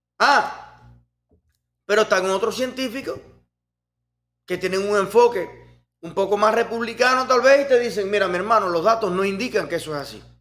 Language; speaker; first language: Spanish; native; Spanish